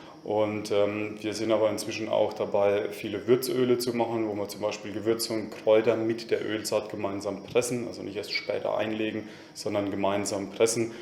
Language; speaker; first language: German; native; German